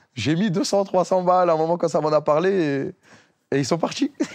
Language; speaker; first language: French; native; French